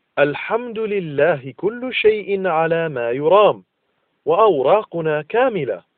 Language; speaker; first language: Arabic; non-native, fluent; English